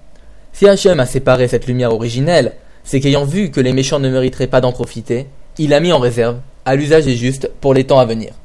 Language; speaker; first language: French; native; French